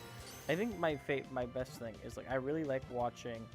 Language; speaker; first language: English; native; English